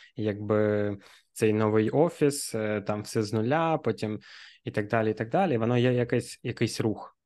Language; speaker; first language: Ukrainian; native; Ukrainian